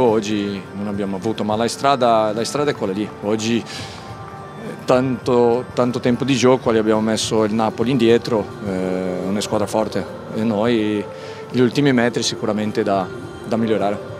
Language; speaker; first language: Italian; non-native, fluent; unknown